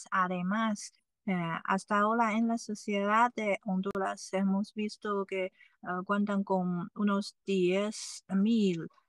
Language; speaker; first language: Spanish; non-native, fluent; Chinese